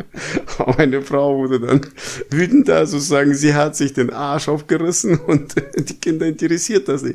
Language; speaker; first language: German; non-native, fluent; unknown